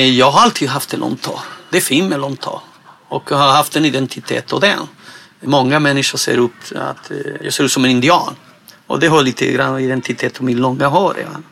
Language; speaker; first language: Swedish; non-native, fluent; Spanish